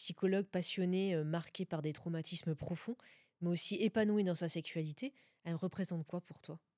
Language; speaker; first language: French; native; French